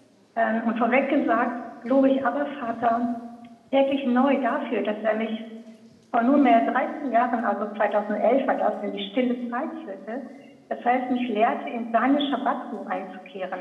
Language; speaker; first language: German; native; German